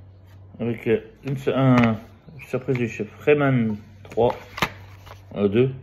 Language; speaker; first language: French; native; French